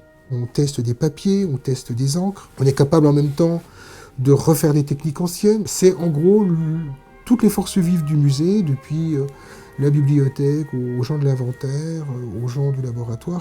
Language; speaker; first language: French; native; French